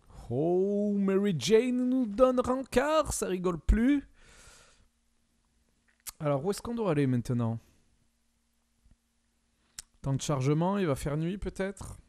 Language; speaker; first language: French; native; French